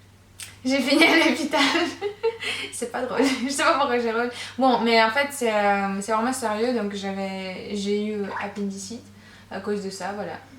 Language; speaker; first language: French; non-native, fluent; Russian